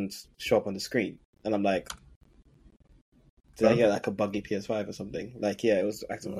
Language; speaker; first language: English; native; English